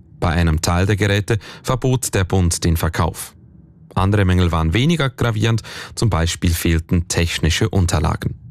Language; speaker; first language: German; native; German